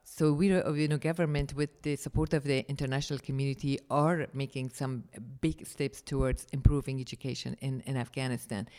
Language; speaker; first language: English; non-native, fluent; Persian